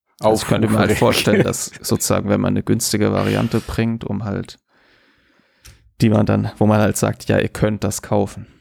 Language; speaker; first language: German; native; German